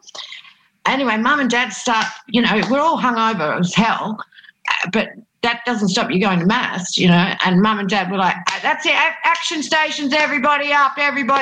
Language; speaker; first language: English; native; English